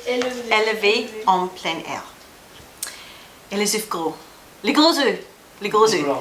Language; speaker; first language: French; non-native, learner; English